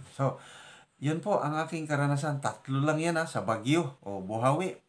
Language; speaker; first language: Filipino; native; Filipino